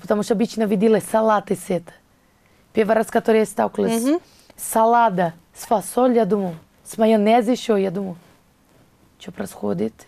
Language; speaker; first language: Russian; non-native, learner; Portuguese